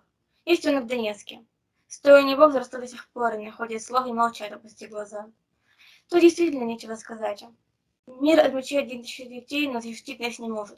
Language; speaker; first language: Russian; native; Russian